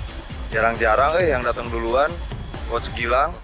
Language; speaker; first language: Indonesian; native; Indonesian